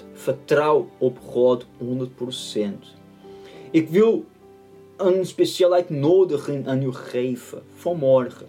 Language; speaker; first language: Dutch; non-native, fluent; Portuguese